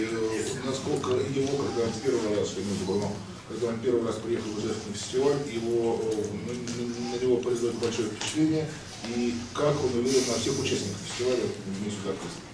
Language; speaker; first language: Russian; native; Russian